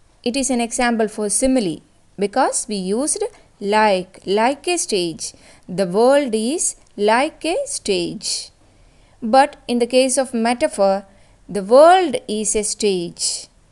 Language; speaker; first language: English; non-native, local second language; Malayalam